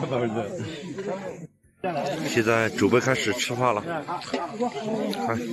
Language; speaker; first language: Chinese; non-native, local second language; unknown